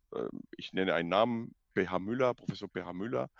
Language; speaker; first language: German; non-native, fluent; Spanish